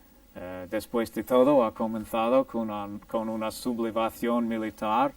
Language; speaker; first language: Spanish; non-native, fluent; English